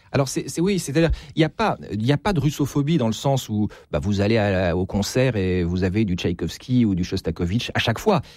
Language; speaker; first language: French; native; French